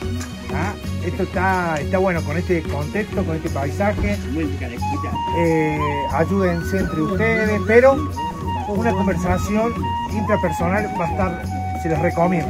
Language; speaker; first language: Spanish; native; Spanish